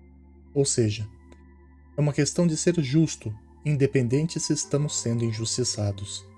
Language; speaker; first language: Portuguese; native; Portuguese